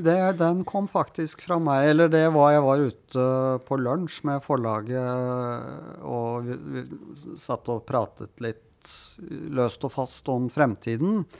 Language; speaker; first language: Norwegian; native; Norwegian